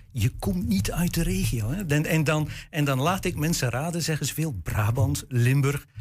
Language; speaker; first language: Dutch; native; Dutch